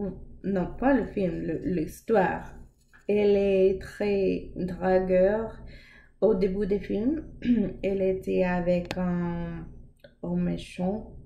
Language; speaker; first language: French; non-native, learner; English